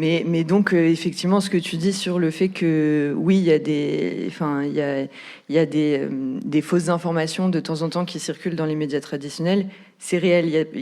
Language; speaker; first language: French; native; French